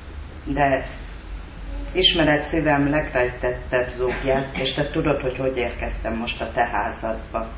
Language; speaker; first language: Hungarian; native; Hungarian